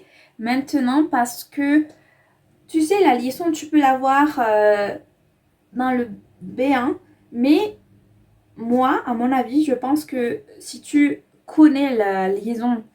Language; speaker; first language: French; non-native, fluent; Spanish